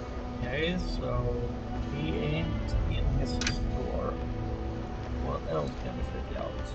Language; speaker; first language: English; non-native, fluent; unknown